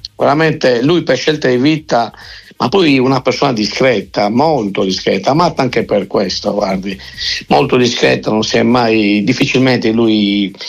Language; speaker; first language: Italian; native; Italian